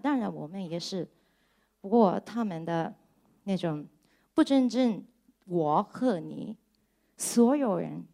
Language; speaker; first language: Chinese; non-native, fluent; Japanese